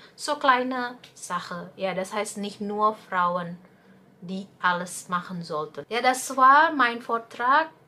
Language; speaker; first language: German; non-native, learner; Indonesian